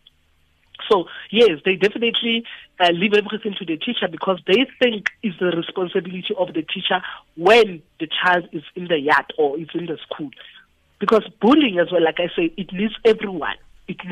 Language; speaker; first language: English; non-native, local second language; Tswana